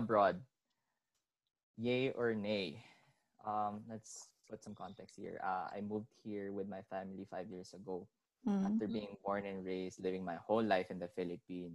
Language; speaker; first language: English; non-native, local second language; Filipino